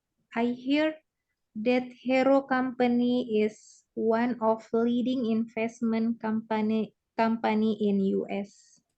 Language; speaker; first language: English; non-native, learner; Indonesian